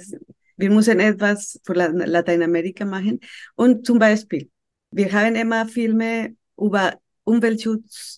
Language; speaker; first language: German; non-native, fluent; Spanish